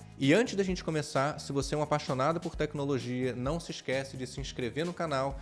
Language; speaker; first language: Portuguese; native; Portuguese